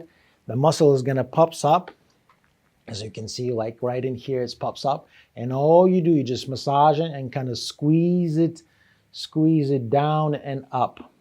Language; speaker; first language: English; non-native, fluent; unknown